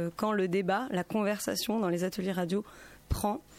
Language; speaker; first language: French; native; French